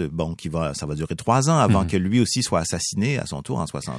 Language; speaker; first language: French; native; French